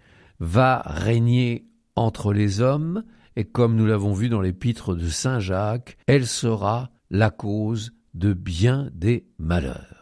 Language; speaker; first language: French; native; French